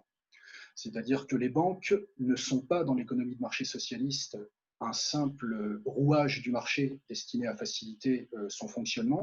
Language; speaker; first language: French; native; French